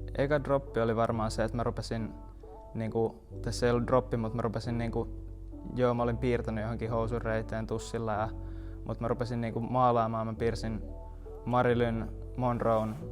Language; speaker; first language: Finnish; native; Finnish